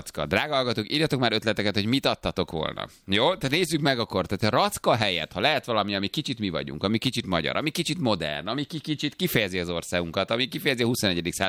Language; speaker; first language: Hungarian; native; Hungarian